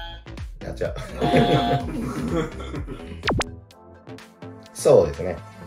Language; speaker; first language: Japanese; native; Japanese